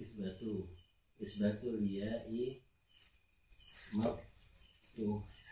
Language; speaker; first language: Arabic; non-native, learner; Indonesian